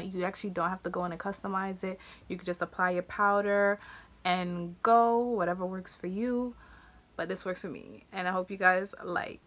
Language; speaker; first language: English; native; English